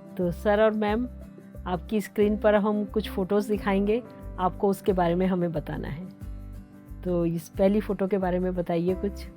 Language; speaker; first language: Hindi; native; Hindi